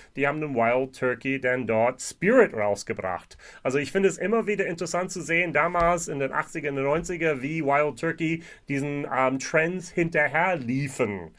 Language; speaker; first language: German; non-native, fluent; English